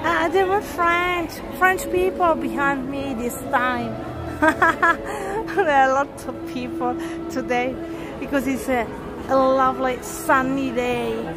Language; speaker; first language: English; non-native, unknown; Italian